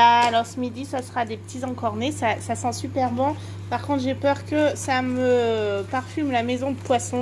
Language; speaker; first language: French; native; French